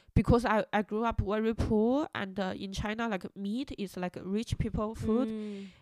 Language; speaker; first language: English; non-native, fluent; Chinese